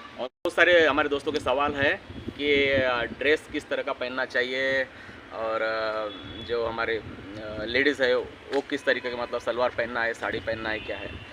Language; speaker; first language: Hindi; non-native, local second language; Marathi